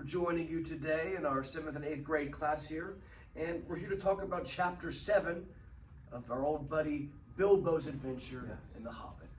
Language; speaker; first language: English; native; English